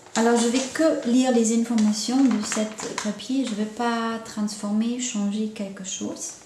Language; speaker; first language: French; non-native, fluent; German